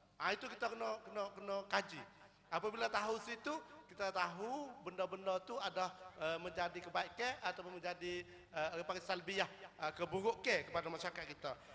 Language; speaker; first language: Malay; native; Malay